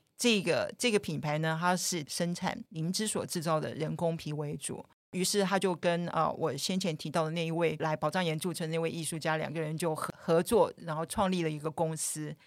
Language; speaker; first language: Chinese; native; Chinese